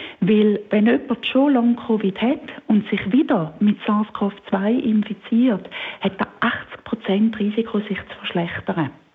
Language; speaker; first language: German; native; German